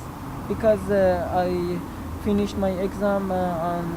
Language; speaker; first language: English; non-native, learner; Persian